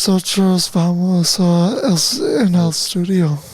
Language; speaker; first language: Spanish; non-native, learner; English